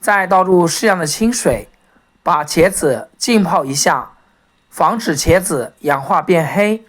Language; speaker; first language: Chinese; native; Chinese